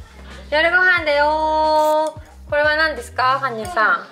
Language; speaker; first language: Japanese; native; Japanese